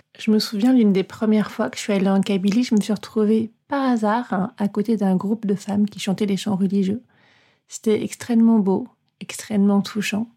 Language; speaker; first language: French; native; French